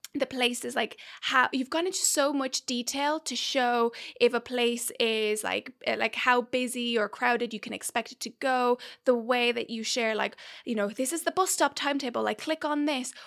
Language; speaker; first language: English; native; English